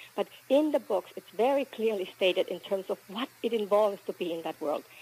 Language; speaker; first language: English; early bilingual, other home language; Spanish